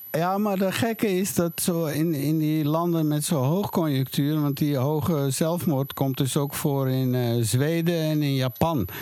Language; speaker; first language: Dutch; native; Dutch